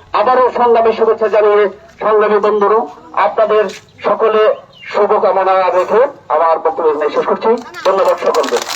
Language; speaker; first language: Bangla; non-native, local second language; Chakma